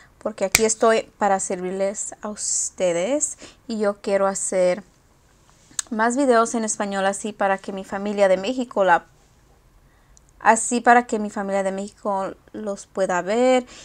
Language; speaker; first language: Spanish; early bilingual, other home language; English